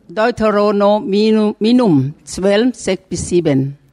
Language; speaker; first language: German; non-native, learner; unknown